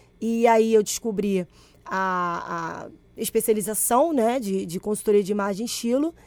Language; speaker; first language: Portuguese; early bilingual, other home language; Spanish